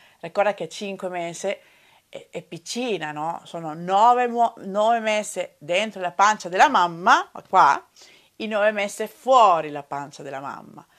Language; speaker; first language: Italian; non-native, fluent; Spanish